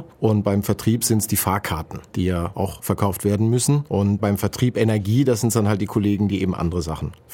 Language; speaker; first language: German; native; German